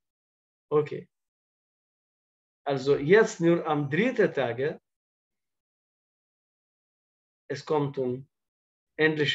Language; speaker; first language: German; non-native, fluent; Russian